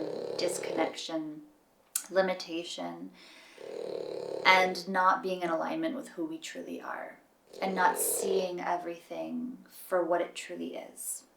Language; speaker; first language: English; native; English